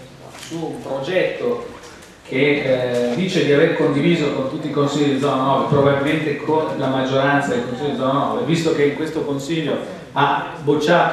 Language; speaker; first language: Italian; native; Italian